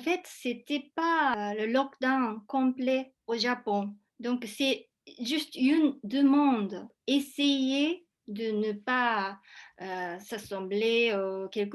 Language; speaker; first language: French; non-native, fluent; Japanese